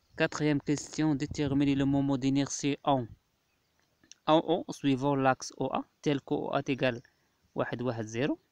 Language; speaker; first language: French; non-native, local second language; Arabic